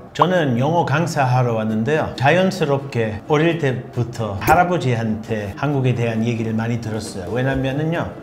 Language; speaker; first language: Korean; non-native, fluent; English